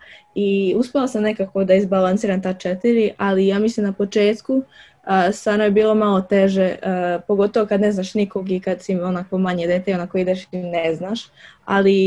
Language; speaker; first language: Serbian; early bilingual, other home language; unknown